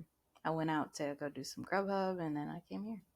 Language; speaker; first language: English; native; English